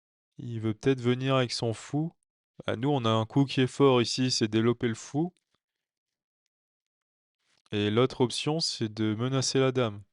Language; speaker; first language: French; native; French